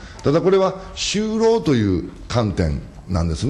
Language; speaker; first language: Japanese; native; Japanese